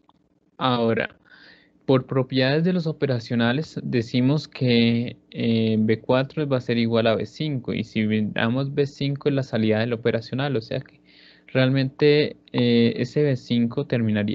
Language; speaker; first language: Spanish; native; Spanish